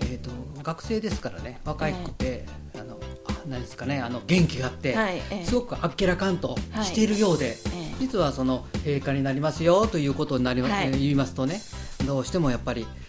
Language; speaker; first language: Japanese; native; Japanese